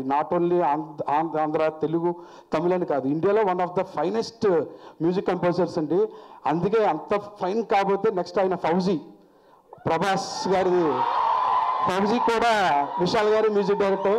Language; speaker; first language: Telugu; native; Telugu